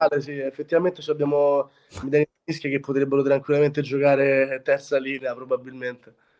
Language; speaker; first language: Italian; native; Italian